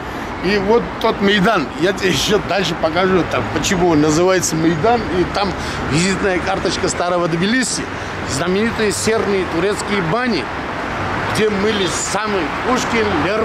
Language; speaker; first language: Russian; non-native, local second language; Georgian